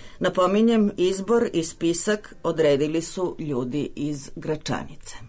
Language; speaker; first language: Serbian; native; Serbian